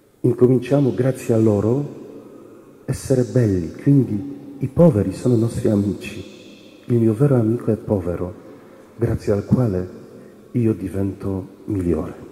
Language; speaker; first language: Italian; non-native, fluent; Polish